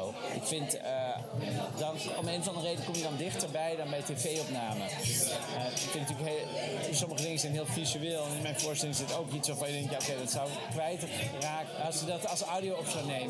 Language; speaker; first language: Dutch; native; Dutch